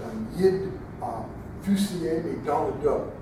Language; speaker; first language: French; non-native, fluent; English